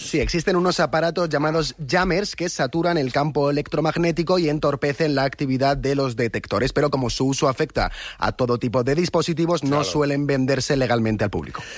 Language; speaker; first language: Spanish; native; Spanish